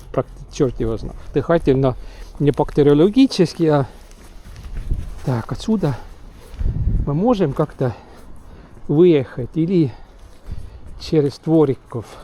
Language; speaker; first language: Russian; non-native, local second language; Estonian